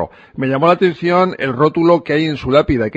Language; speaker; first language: Spanish; native; Spanish